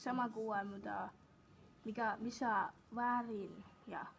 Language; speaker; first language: Finnish; non-native, learner; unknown